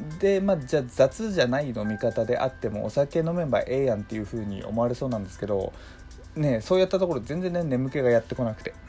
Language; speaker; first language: Japanese; native; Japanese